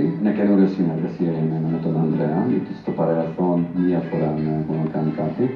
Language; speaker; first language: Greek; non-native, fluent; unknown